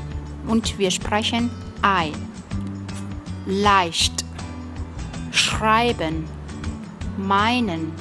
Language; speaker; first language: German; non-native, fluent; Vietnamese